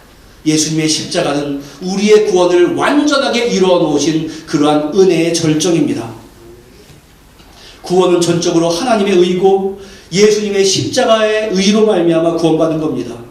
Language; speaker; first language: Korean; native; Korean